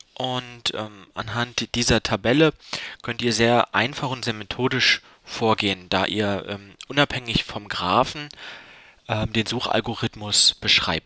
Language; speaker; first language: German; native; German